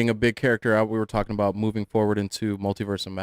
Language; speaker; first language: English; native; English